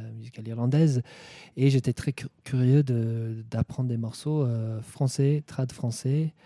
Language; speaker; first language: French; non-native, fluent; English